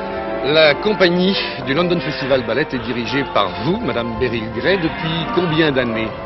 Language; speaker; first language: French; native; French